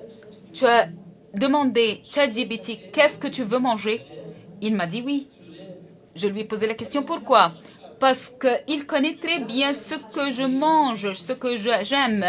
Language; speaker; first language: French; non-native, local second language; Arabic